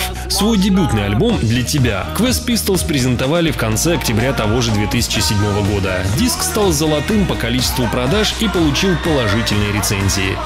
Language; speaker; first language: Russian; native; Russian